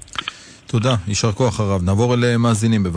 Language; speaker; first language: Hebrew; native; Hebrew